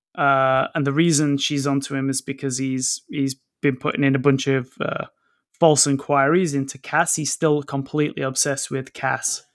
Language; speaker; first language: English; native; English